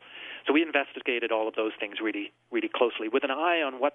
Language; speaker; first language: English; native; English